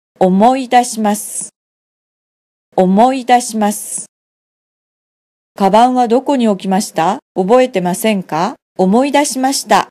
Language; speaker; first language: Japanese; non-native, fluent; Vietnamese